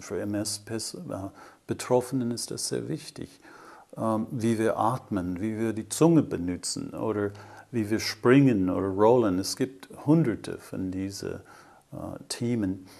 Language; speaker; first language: German; non-native, fluent; English